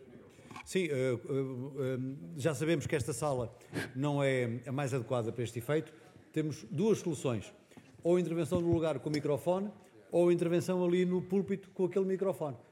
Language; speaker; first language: Portuguese; native; Portuguese